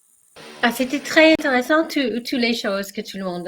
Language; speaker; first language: French; non-native, learner; English